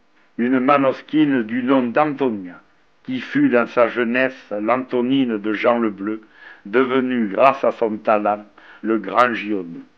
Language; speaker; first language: French; native; French